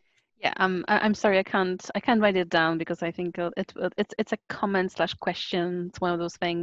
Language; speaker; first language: English; non-native, fluent; Polish